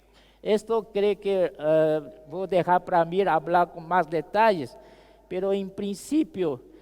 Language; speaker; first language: Spanish; non-native, fluent; Portuguese